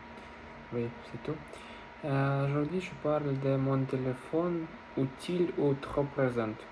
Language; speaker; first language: French; non-native, learner; Russian